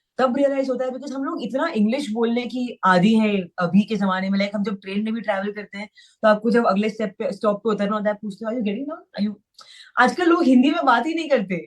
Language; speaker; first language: Hindi; native; Hindi